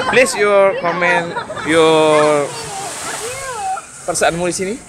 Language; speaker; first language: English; non-native, learner; Indonesian